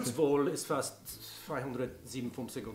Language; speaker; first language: German; non-native, learner; English